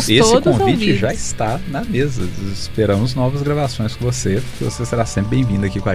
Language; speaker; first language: Portuguese; native; Portuguese